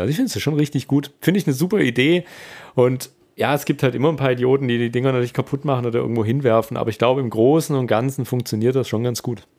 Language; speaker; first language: German; native; German